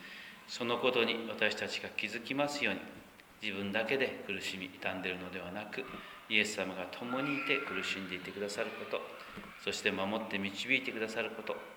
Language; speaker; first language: Japanese; native; Japanese